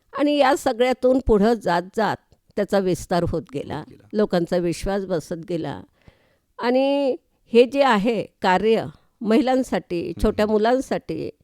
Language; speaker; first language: Marathi; native; Marathi